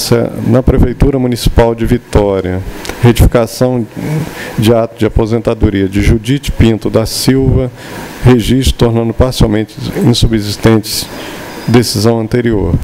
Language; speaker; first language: Portuguese; native; Portuguese